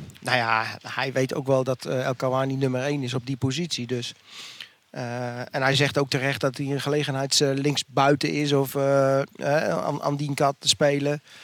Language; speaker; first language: Dutch; native; Dutch